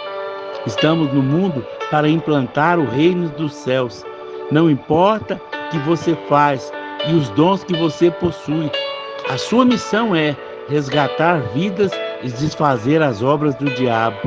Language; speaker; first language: Portuguese; native; Portuguese